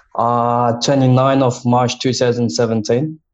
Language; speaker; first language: English; non-native, learner; Chinese